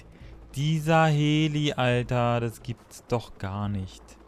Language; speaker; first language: German; native; German